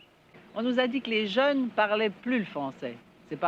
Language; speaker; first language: French; native; French